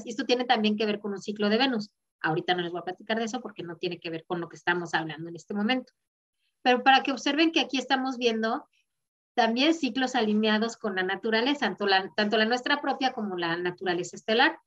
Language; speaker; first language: Spanish; native; Spanish